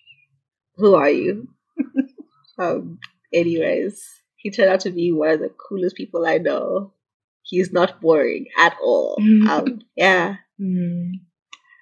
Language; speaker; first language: English; non-native, local second language; Shona